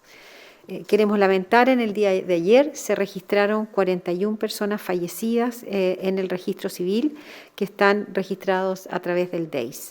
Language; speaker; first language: Spanish; native; Spanish